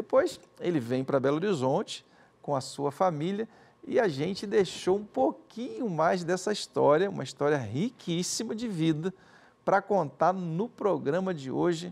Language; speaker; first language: Portuguese; native; Portuguese